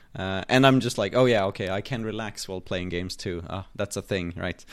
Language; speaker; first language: English; non-native, fluent; Swedish